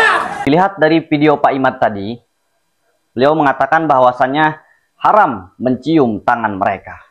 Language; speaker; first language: Indonesian; native; Indonesian